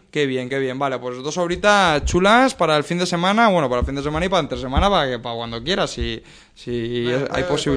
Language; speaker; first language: Spanish; native; Spanish